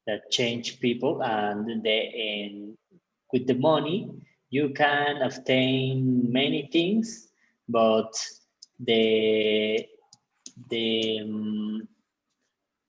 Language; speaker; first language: English; non-native, learner; Spanish